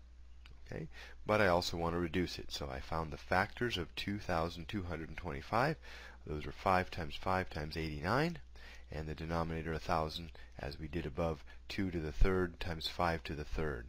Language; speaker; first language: English; native; English